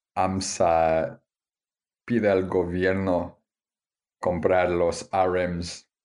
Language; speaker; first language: Spanish; non-native, learner; English